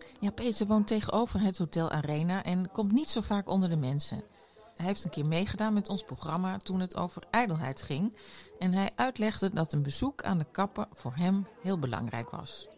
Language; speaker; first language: Dutch; native; Dutch